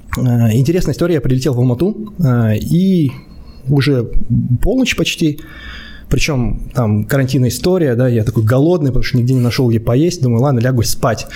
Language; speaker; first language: Russian; native; Russian